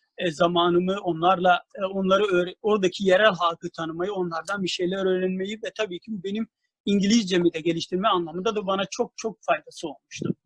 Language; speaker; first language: Turkish; native; Turkish